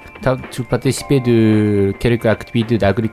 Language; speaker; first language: French; non-native, learner; Japanese